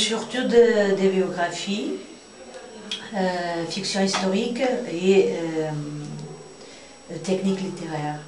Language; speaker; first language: French; non-native, fluent; Portuguese